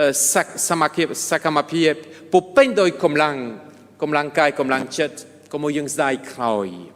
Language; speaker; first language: Khmer; non-native, fluent; French